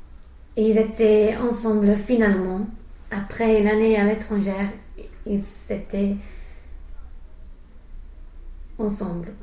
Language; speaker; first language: French; non-native, fluent; English